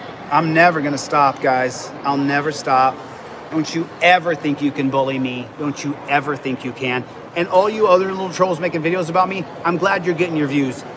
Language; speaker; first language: English; native; English